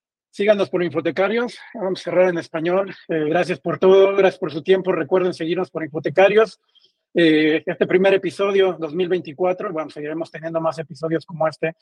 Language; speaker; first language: Spanish; native; Spanish